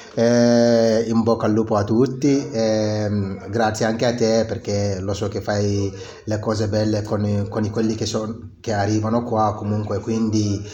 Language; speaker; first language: Italian; non-native, fluent; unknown